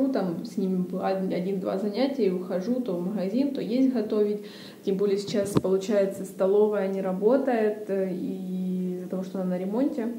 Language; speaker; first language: Russian; native; Russian